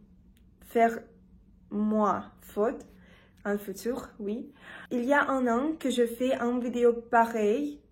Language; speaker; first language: French; non-native, learner; Russian